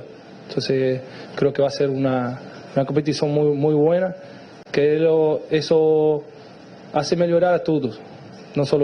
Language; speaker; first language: Portuguese; non-native, fluent; Spanish